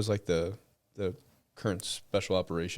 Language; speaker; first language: English; native; English